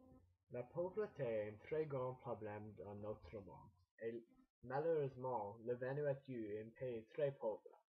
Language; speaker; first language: French; non-native, learner; English